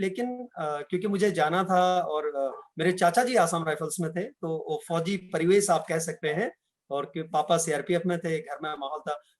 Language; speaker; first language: Hindi; non-native, local second language; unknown